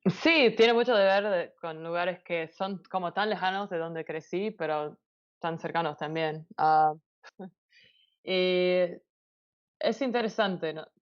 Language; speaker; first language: Spanish; early bilingual, heritage; Spanish